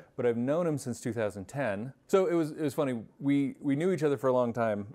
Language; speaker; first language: English; native; English